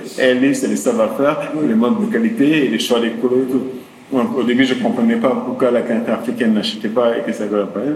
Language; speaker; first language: French; non-native, local second language; Wolof